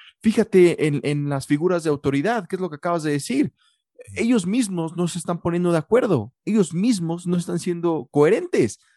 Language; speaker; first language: Spanish; early bilingual, heritage; Spanish